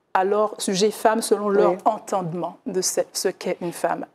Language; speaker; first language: French; native; French